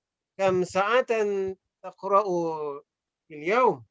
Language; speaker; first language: Arabic; non-native, learner; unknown